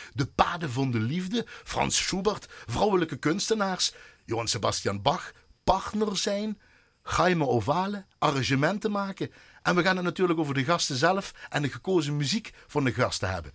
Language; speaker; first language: Dutch; native; Dutch